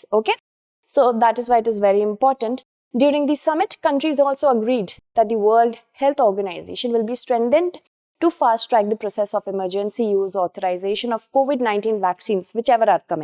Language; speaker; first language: English; non-native, local second language; Hindi